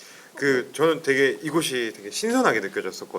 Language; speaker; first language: Korean; native; Korean